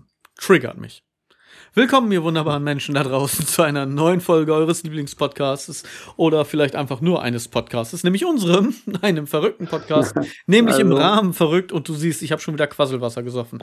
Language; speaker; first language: German; native; German